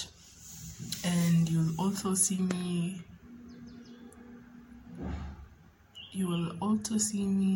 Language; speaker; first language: English; non-native, local second language; Swahili